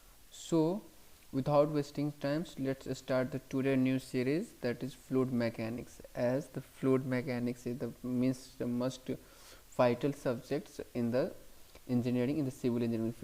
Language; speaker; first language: English; non-native, local second language; Hindi